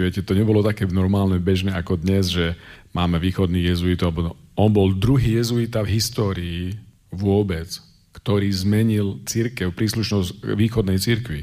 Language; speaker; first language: Slovak; native; Slovak